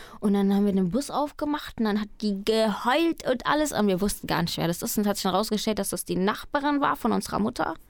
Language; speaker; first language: German; early bilingual, other home language; Spanish